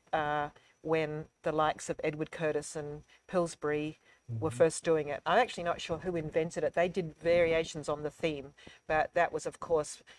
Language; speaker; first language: English; native; English